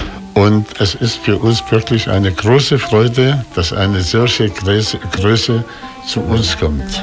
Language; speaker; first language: German; non-native, fluent; Arabic